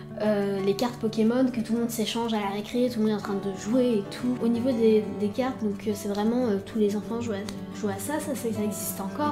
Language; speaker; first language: French; native; French